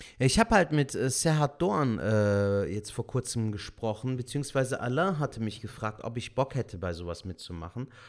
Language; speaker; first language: German; early bilingual, other home language; Turkish